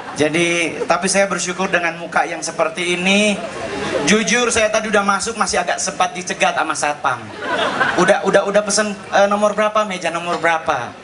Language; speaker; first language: Indonesian; native; Indonesian